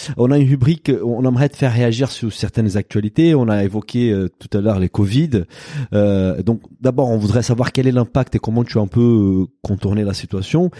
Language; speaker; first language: French; non-native, fluent; Portuguese